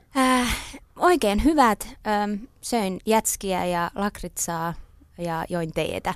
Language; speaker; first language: Finnish; non-native, local second language; Swedish